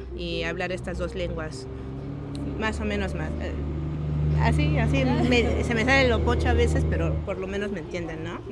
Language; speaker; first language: Spanish; early bilingual, heritage; Spanish